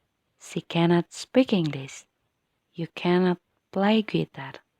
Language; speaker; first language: English; non-native, fluent; Indonesian